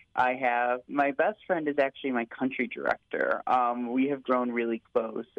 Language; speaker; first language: English; native; English